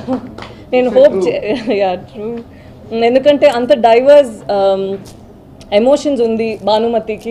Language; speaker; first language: Telugu; non-native, learner; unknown